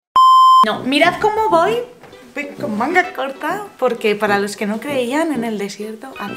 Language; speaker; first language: Spanish; native; Spanish